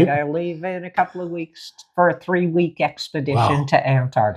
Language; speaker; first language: English; native; English